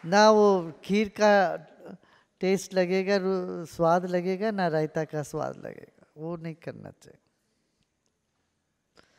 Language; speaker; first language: Hindi; non-native, local second language; Tamil